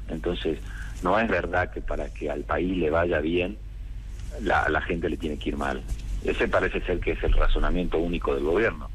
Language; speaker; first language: Spanish; native; Spanish